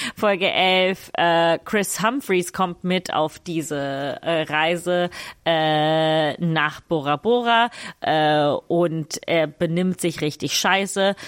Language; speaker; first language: German; native; German